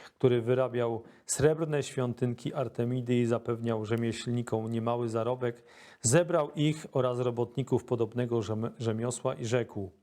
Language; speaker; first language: Polish; native; Polish